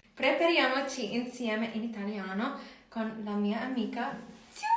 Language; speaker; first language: Italian; non-native, learner; English